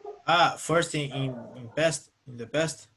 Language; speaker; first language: English; non-native, learner; Portuguese